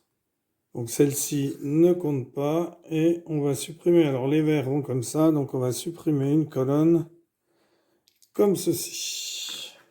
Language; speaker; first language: French; native; French